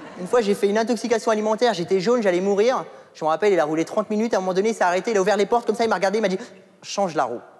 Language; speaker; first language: French; early bilingual, other home language; Arabic